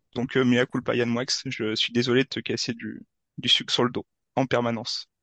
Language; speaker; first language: French; native; French